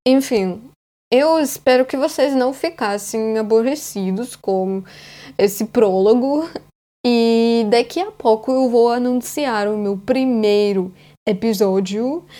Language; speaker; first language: Portuguese; non-native, fluent; Russian